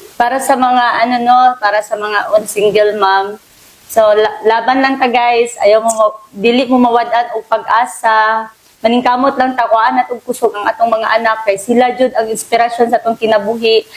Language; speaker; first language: Cebuano; non-native, local second language; Chavacano